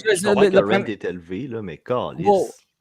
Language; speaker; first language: French; native; French